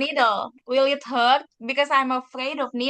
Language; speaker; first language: English; non-native, fluent; Indonesian